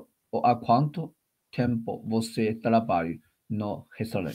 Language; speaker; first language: Portuguese; non-native, learner; Chinese